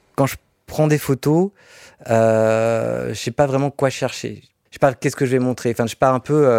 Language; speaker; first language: French; native; French